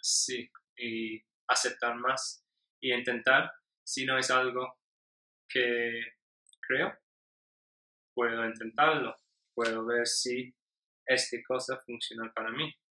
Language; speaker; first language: Spanish; non-native, learner; English